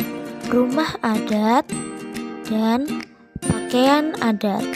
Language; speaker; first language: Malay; non-native, local second language; Javanese